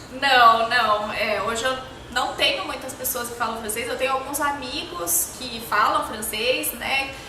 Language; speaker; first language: Portuguese; native; Portuguese